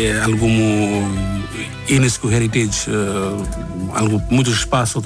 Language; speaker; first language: Portuguese; non-native, learner; Bangla